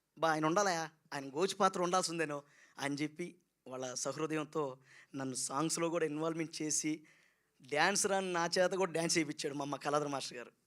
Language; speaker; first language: Telugu; native; Telugu